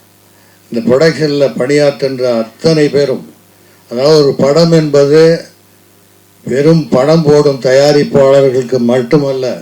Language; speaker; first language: Tamil; native; Tamil